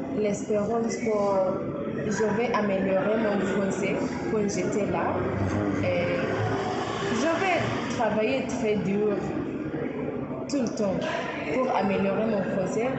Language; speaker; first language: French; non-native, learner; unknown